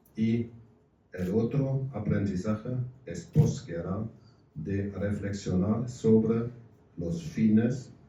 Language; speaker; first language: Spanish; non-native, fluent; German